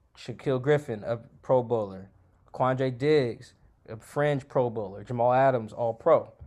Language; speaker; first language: English; native; English